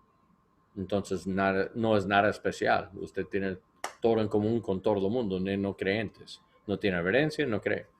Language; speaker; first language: Spanish; non-native, learner; English